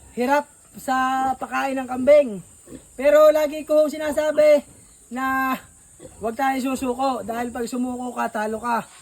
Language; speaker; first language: Filipino; native; Filipino